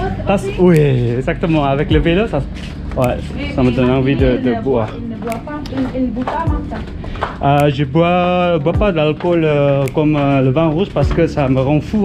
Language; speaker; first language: French; non-native, fluent; Javanese